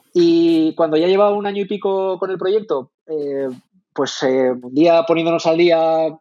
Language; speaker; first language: Spanish; native; Spanish